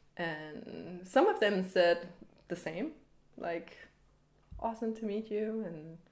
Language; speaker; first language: English; early bilingual, other home language; Danish